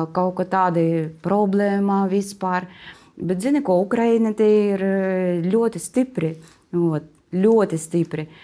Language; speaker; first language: Latvian; non-native, fluent; Ukrainian